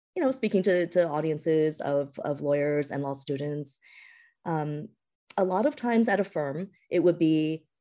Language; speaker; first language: English; native; English